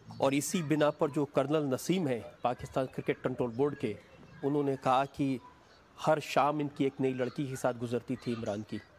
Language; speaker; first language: Hindi; native; Hindi